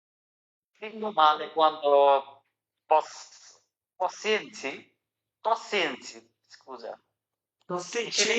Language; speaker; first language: Italian; non-native, learner; Bangla